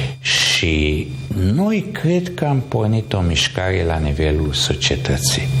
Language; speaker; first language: Romanian; non-native, local second language; Hungarian